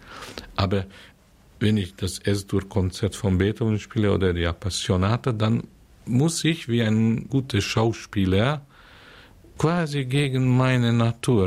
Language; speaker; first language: German; non-native, fluent; Hungarian